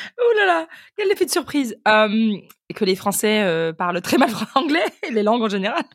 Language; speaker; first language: French; native; French